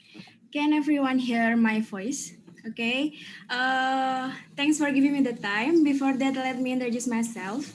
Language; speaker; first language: English; non-native, learner; Indonesian